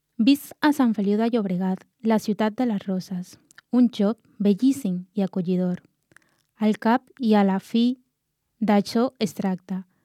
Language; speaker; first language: Catalan; non-native, learner; Spanish